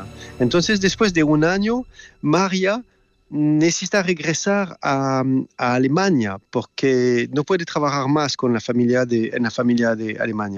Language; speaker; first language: Spanish; non-native, learner; French